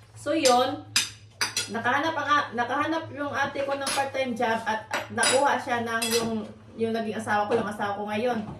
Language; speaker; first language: Filipino; native; Filipino